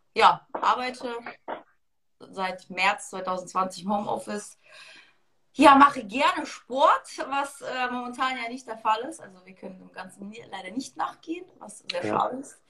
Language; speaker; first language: German; early bilingual, other home language; Russian